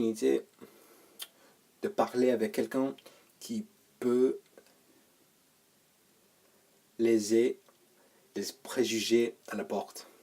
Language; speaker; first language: French; non-native, learner; English